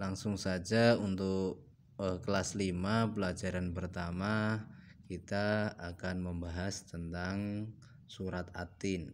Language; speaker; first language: Indonesian; native; Indonesian